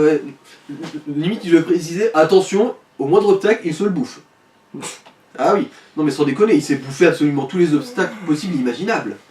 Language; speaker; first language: French; native; French